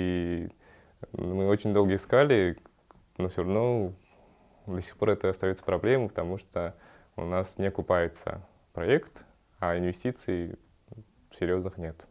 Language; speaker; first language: Russian; early bilingual, other home language; Kyrgyz